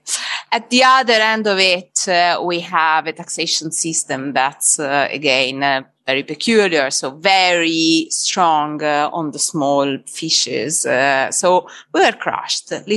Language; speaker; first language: English; non-native, fluent; Italian